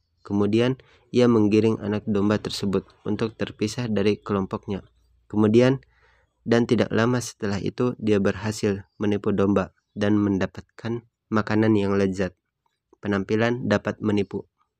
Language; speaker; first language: Indonesian; native; Indonesian